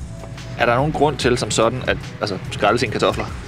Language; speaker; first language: Danish; native; Danish